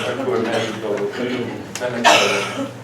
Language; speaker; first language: Hungarian; early bilingual, heritage; English